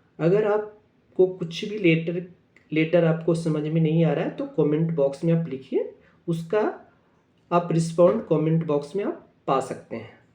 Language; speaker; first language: Hindi; native; Hindi